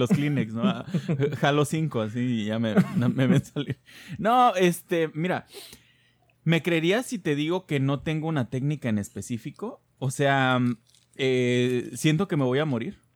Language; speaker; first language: Spanish; native; Spanish